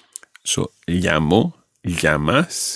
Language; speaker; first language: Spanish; non-native, fluent; English